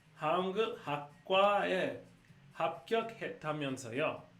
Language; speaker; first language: Korean; non-native, learner; English